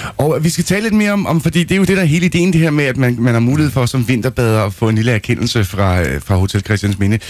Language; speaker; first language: Danish; native; Danish